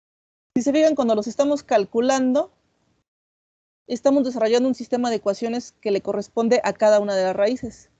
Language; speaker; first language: Spanish; native; Spanish